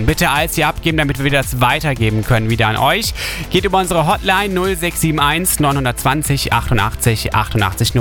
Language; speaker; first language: German; native; German